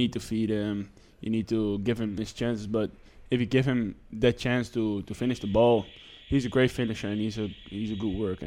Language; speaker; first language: English; non-native, fluent; Dutch